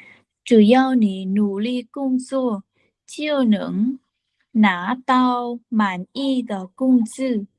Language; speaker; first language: Chinese; non-native, learner; Vietnamese